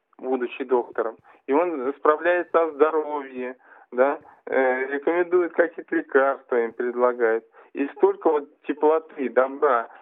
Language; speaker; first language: Russian; native; Russian